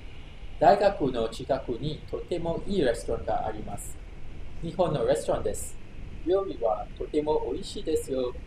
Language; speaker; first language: Japanese; non-native, learner; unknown